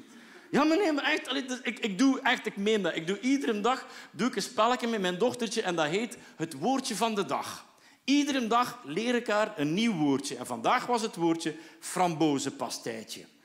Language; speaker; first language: Dutch; native; Dutch